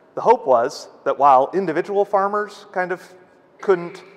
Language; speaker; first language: English; native; English